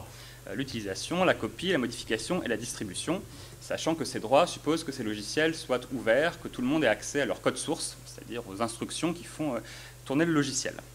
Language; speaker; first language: French; native; French